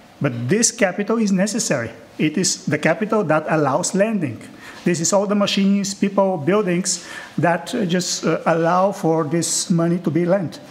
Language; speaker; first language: English; non-native, fluent; Bulgarian